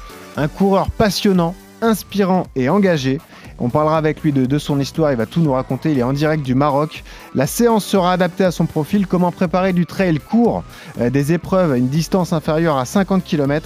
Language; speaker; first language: French; native; French